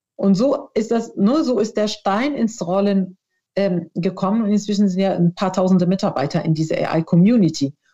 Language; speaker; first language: German; non-native, fluent; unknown